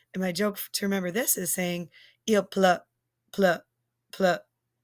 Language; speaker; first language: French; non-native, fluent; English